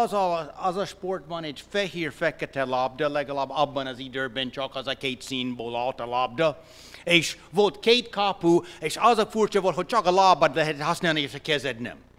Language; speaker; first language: Hungarian; non-native, fluent; English